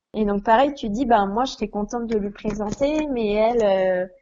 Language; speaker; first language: French; native; French